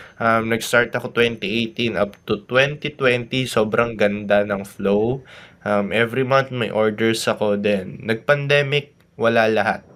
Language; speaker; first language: Filipino; native; Filipino